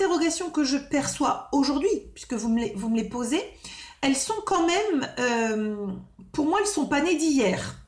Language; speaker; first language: French; native; French